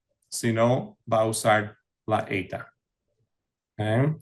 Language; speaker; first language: Spanish; early bilingual, heritage; English